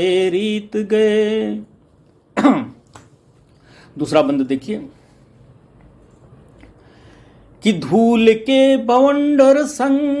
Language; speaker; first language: Hindi; native; Hindi